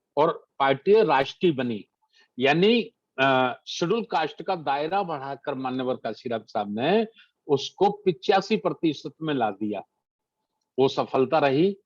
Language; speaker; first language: Hindi; native; Hindi